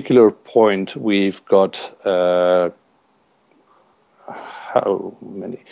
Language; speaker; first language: English; non-native, fluent; Dutch